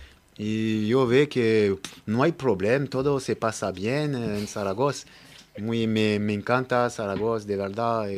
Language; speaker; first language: Spanish; non-native, learner; French